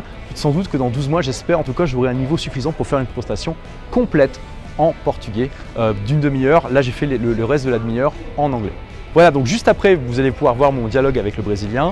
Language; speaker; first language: French; native; French